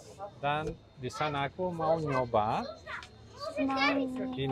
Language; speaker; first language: Indonesian; non-native, learner; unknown